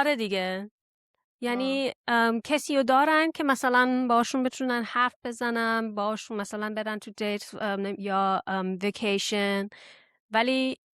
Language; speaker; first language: Persian; early bilingual, heritage; Persian